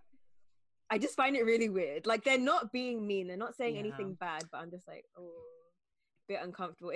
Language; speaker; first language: English; native; English